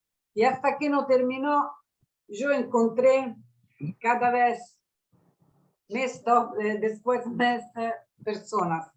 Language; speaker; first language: Spanish; non-native, learner; Italian